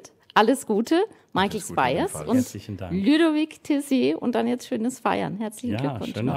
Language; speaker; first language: German; native; German